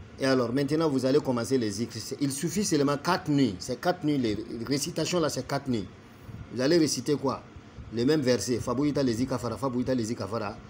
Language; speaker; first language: French; non-native, local second language; Bambara